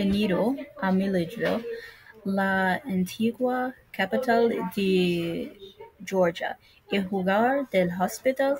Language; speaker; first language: Spanish; non-native, learner; English